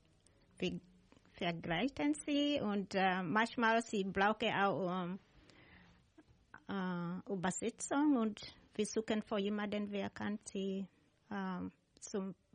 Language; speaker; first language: German; non-native, learner; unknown